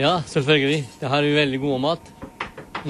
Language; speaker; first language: Norwegian; non-native, learner; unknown